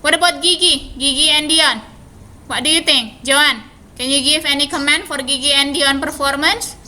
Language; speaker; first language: English; non-native, fluent; Indonesian